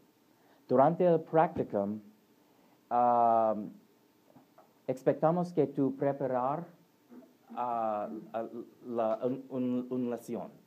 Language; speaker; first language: Spanish; non-native, learner; English